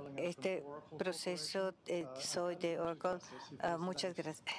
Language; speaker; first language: Spanish; non-native, learner; English